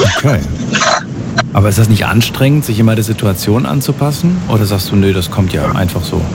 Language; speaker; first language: German; native; German